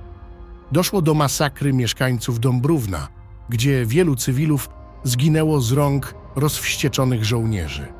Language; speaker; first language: Polish; native; Polish